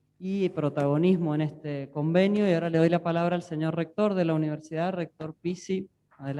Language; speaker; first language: Spanish; native; Spanish